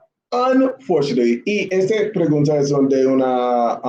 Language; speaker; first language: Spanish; non-native, learner; English